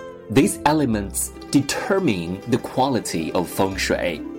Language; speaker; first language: English; non-native, fluent; Chinese